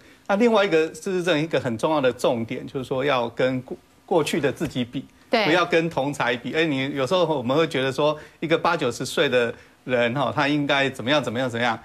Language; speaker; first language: Chinese; native; Chinese